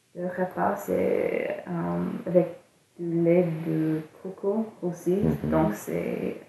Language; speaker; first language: English; native; English